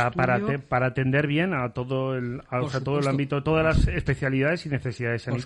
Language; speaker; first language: Spanish; native; Spanish